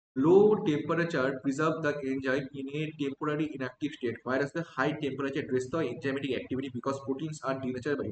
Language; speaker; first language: English; non-native, local second language; Bangla